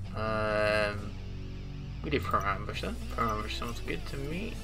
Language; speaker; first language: English; native; English